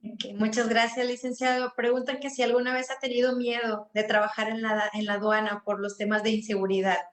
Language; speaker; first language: Spanish; native; Spanish